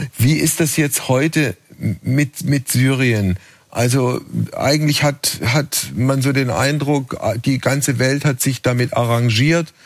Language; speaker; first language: German; native; German